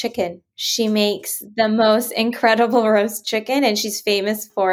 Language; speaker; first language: English; native; English